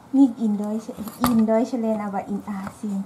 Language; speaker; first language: German; non-native, learner; Thai